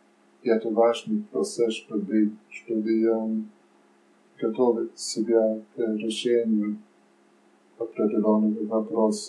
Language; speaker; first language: Russian; non-native, fluent; English